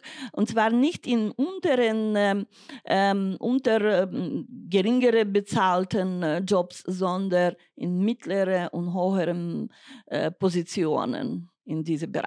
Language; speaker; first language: German; non-native, fluent; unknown